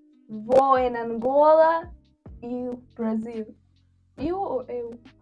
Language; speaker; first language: Portuguese; non-native, learner; Kyrgyz